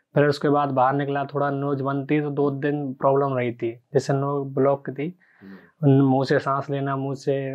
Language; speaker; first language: Hindi; native; Hindi